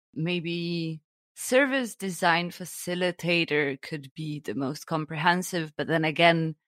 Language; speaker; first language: English; non-native, fluent; Slovenian